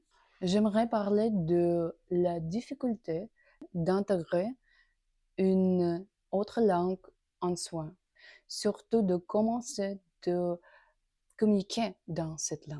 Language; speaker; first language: French; non-native, learner; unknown